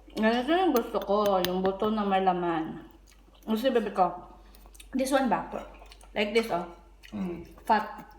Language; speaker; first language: Filipino; non-native, local second language; Cebuano